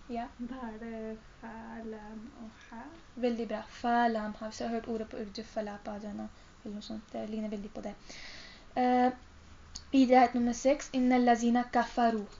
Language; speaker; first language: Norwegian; early bilingual, other home language; Urdu